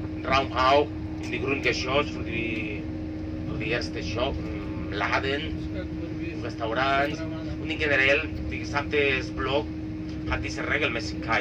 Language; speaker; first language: German; non-native, learner; Catalan